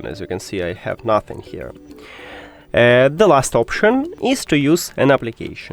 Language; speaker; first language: English; non-native, fluent; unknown